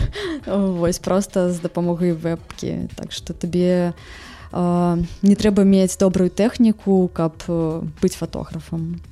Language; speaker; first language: Belarusian; native; Belarusian